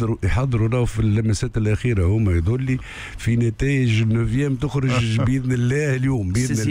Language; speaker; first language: Arabic; native; Arabic